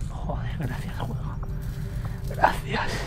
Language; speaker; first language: Spanish; native; Spanish